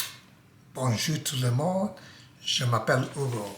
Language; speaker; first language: French; non-native, learner; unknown